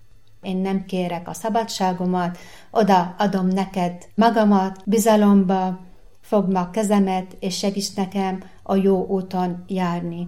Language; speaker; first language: Hungarian; non-native, fluent; Arabic